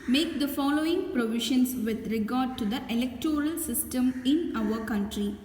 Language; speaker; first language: English; non-native, local second language; Tamil